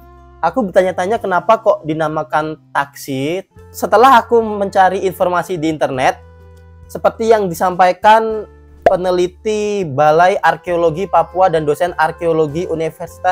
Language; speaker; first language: Indonesian; native; Indonesian